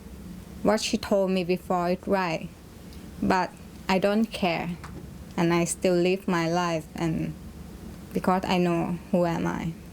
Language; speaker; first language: English; non-native, learner; Thai